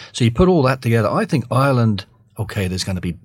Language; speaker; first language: English; native; English